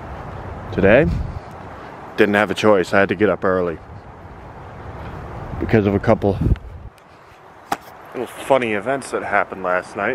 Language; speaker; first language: English; native; English